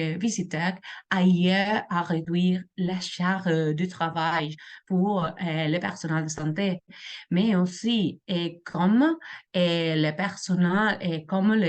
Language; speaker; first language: French; non-native, learner; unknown